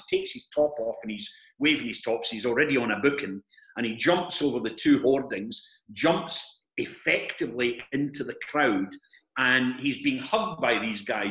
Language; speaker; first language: English; native; English